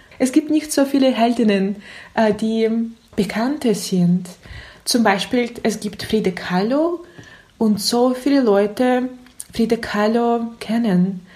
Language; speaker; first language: German; non-native, learner; Russian